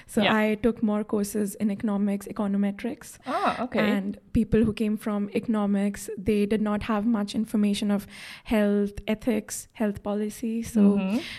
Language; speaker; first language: English; non-native, local second language; Hindi